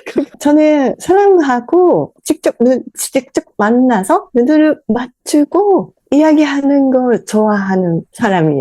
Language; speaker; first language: Korean; non-native, fluent; Japanese